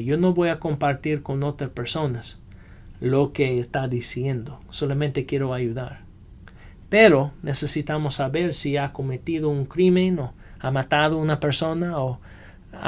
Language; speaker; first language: Spanish; non-native, fluent; English